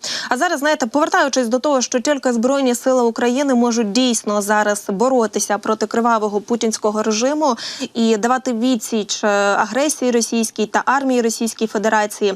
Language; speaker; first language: Ukrainian; native; Ukrainian